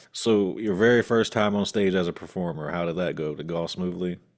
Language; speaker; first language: English; native; English